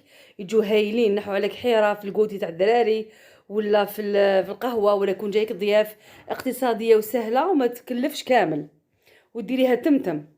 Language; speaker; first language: Arabic; native; Arabic